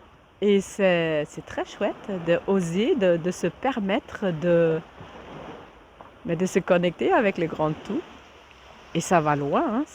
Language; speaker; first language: French; non-native, fluent; German